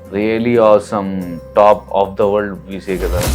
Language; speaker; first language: Telugu; non-native, local second language; Urdu